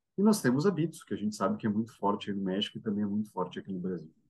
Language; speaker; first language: Portuguese; native; Portuguese